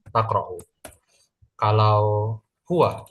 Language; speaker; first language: Arabic; non-native, fluent; Indonesian